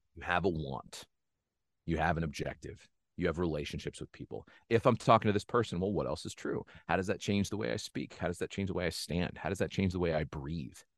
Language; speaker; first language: English; native; English